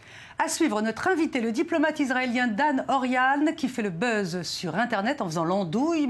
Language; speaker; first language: French; native; French